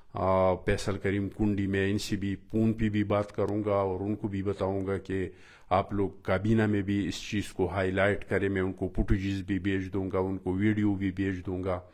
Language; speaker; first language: Urdu; non-native, local second language; Pashto